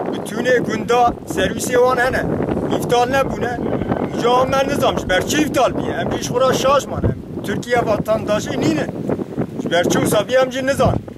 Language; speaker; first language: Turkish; non-native, local second language; Kurdish